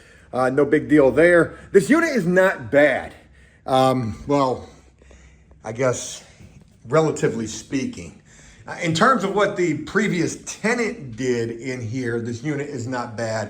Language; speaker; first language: English; native; English